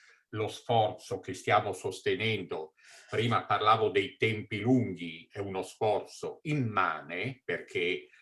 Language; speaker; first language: Italian; native; Italian